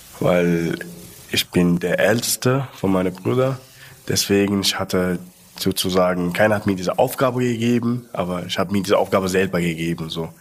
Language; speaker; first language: German; non-native, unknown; Arabic